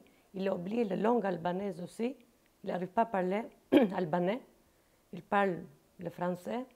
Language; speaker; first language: French; non-native, learner; Albanian